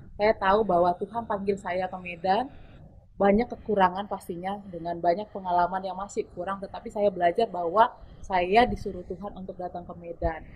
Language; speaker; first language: Indonesian; native; Indonesian